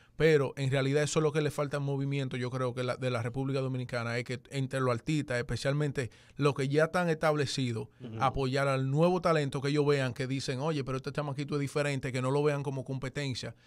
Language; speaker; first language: Spanish; early bilingual, heritage; Spanish